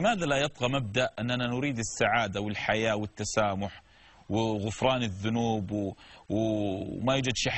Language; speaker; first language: Arabic; native; Arabic